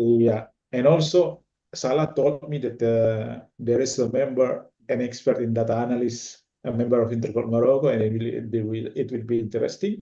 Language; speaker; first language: English; non-native, fluent; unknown